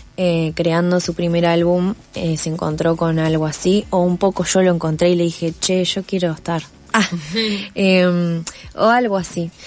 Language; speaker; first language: Spanish; native; Spanish